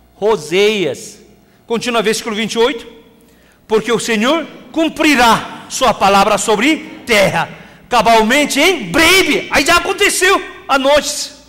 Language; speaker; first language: Portuguese; non-native, fluent; Korean